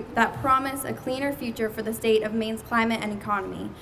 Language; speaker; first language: English; native; English